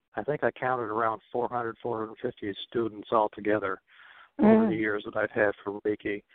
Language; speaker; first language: English; native; English